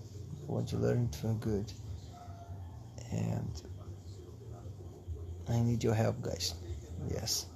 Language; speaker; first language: English; non-native, fluent; Portuguese